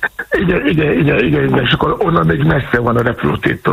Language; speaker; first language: Hungarian; non-native, learner; Yoruba